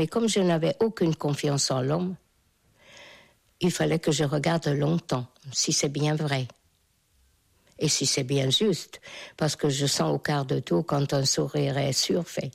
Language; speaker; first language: French; non-native, fluent; Hungarian